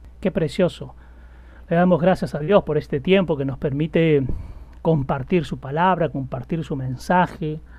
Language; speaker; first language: Spanish; native; Spanish